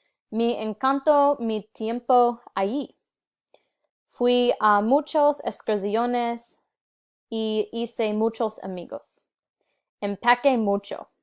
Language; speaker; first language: Spanish; non-native, learner; English